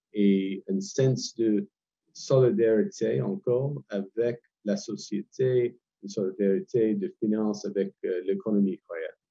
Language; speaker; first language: French; non-native, fluent; English